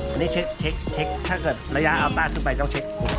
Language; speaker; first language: Thai; native; Thai